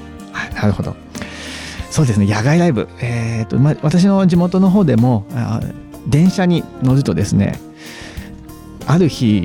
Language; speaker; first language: Japanese; native; Japanese